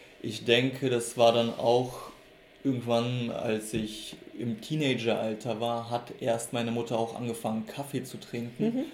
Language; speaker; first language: German; early bilingual, other home language; Russian